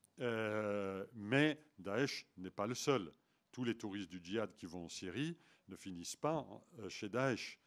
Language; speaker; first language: French; native; French